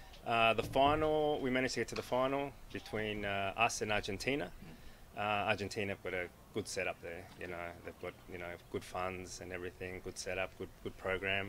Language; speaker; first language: English; native; English